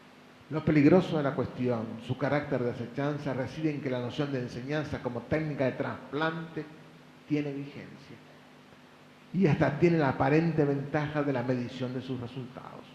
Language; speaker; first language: Spanish; native; Spanish